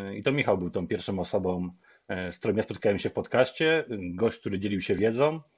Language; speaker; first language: Polish; native; Polish